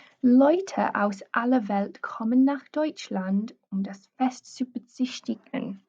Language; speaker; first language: German; non-native, fluent; English